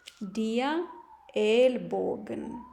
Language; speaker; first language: German; non-native, fluent; Ukrainian